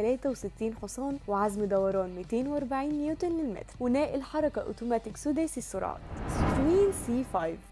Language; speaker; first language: Arabic; native; Arabic